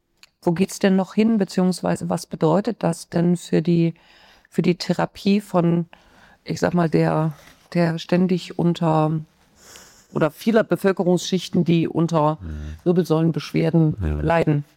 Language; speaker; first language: German; native; German